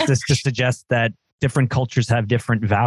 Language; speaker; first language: English; native; English